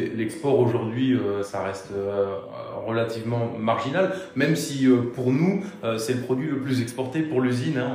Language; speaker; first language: French; native; French